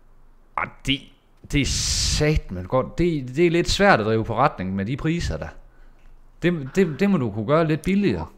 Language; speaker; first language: Danish; native; Danish